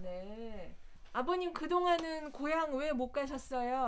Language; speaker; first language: Korean; native; Korean